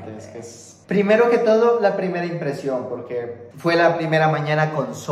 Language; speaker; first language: Spanish; native; Spanish